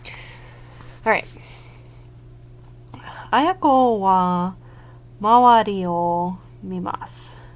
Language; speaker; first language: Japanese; non-native, learner; English